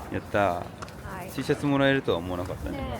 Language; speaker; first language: Japanese; native; Japanese